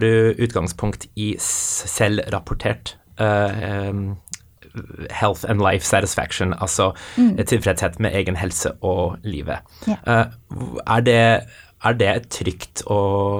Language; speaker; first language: Norwegian; native; Norwegian